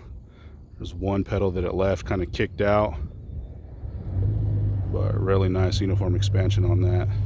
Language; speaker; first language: English; native; English